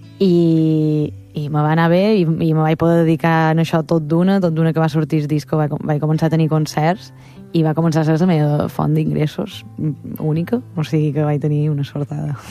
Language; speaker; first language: Catalan; native; Catalan